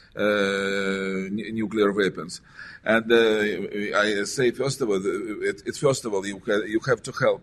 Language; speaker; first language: English; non-native, learner; Russian